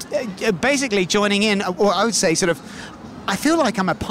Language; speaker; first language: English; native; English